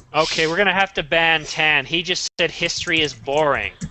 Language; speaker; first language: English; native; English